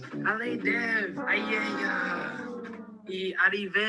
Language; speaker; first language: French; non-native, learner; English